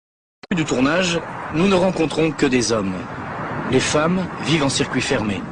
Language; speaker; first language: French; native; French